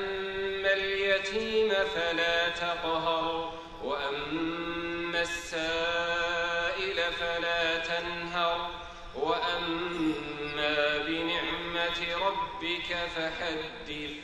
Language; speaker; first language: Arabic; native; Arabic